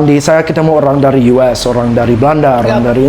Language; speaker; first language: Indonesian; non-native, learner; English